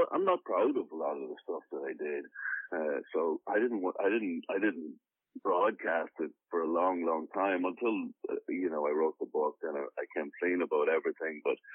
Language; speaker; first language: English; native; English